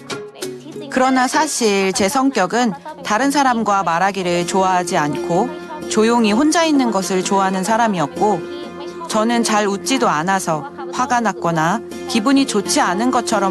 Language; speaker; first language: Korean; non-native, fluent; Thai